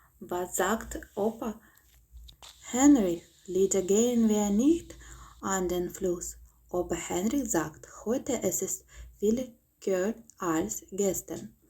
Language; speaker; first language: German; non-native, fluent; Ukrainian